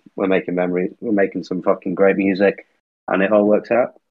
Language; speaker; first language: English; native; English